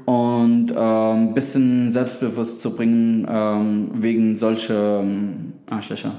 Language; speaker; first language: German; non-native, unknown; Arabic